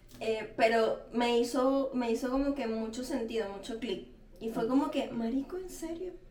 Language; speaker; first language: Spanish; native; Spanish